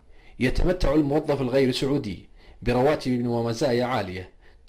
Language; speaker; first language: Arabic; native; Arabic